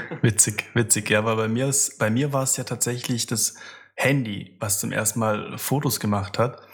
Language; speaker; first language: German; native; German